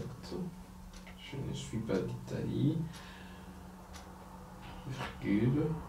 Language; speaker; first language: French; non-native, fluent; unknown